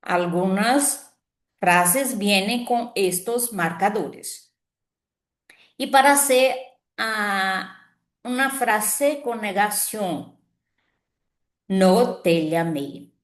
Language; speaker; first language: Spanish; non-native, fluent; Portuguese